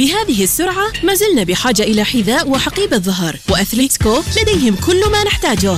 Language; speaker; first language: Arabic; native; Arabic